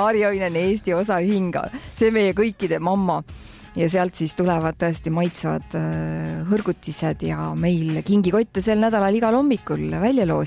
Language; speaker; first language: Estonian; native; Estonian